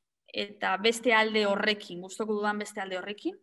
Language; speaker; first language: Basque; non-native, local second language; Spanish